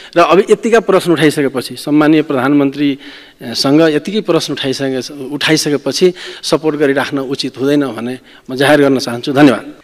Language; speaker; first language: Nepali; non-native, local second language; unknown